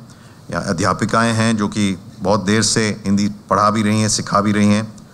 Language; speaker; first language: Hindi; native; Hindi